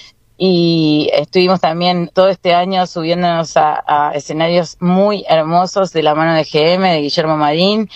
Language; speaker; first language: Spanish; native; Spanish